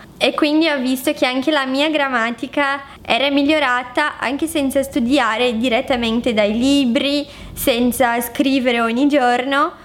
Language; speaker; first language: Italian; non-native, fluent; Portuguese